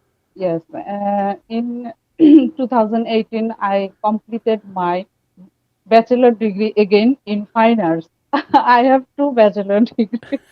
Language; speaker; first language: English; non-native, learner; Bangla